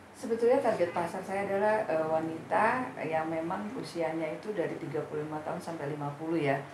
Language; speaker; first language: Indonesian; native; Indonesian